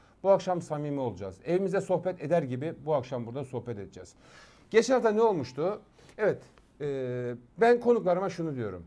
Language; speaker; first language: Turkish; native; Turkish